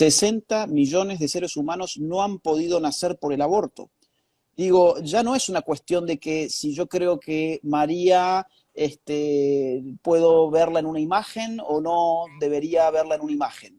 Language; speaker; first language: Spanish; native; Spanish